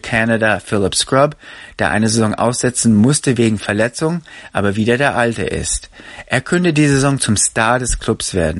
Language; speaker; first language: German; native; German